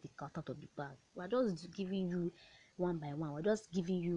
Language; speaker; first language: English; non-native, local second language; Yoruba